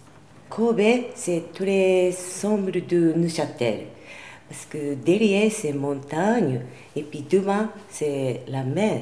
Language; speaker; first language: French; non-native, learner; Japanese